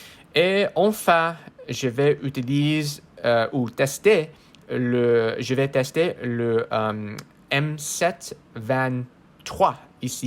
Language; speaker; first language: French; non-native, learner; English